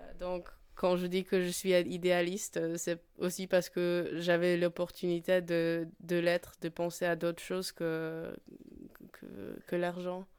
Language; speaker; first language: French; non-native, fluent; Polish